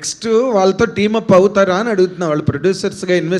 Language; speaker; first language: Telugu; native; Telugu